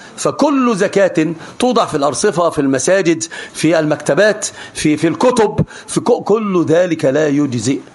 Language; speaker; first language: Arabic; native; Arabic